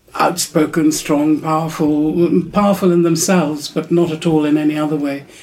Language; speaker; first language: English; non-native, local second language; Urdu